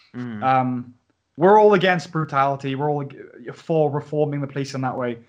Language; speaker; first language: English; native; English